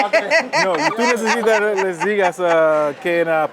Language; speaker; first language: Spanish; non-native, learner; English